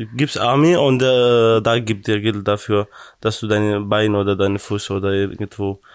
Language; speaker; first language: German; non-native, fluent; Persian